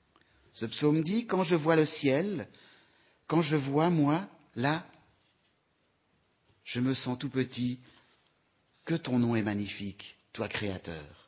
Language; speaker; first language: French; native; French